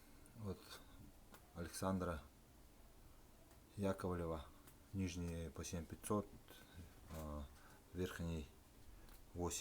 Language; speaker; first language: Russian; native; Russian